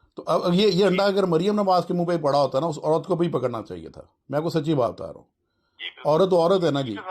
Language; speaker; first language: Urdu; native; Urdu